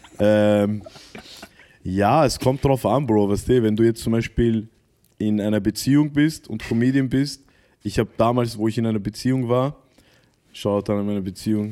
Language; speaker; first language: German; early bilingual, other home language; Arabic